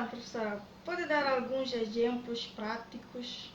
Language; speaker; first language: Portuguese; non-native, learner; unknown